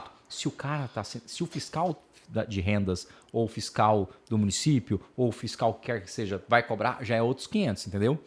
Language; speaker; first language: Portuguese; native; Portuguese